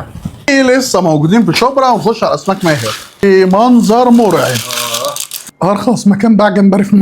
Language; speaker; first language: Arabic; native; Arabic